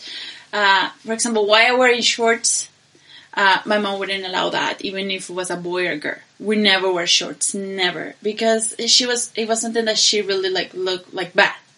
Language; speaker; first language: English; non-native, learner; Spanish